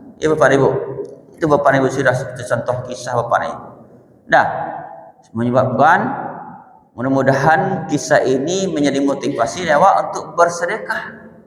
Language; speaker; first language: Malay; non-native, local second language; Minangkabau